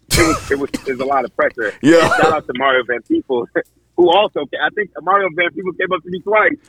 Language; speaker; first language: English; native; English